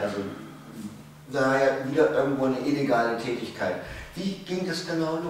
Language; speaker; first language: German; native; German